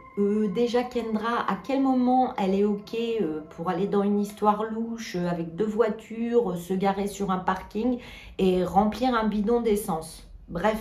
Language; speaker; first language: French; native; French